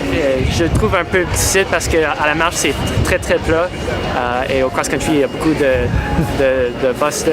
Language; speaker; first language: French; non-native, local second language; English